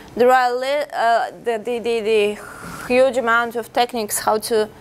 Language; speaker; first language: English; non-native, fluent; Russian